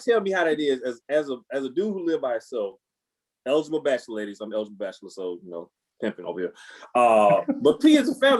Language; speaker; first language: English; native; English